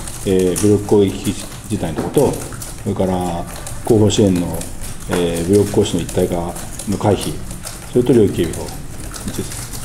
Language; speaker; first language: Japanese; native; Japanese